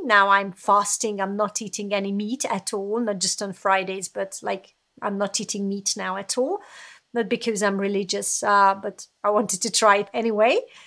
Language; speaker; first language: English; non-native, fluent; Hungarian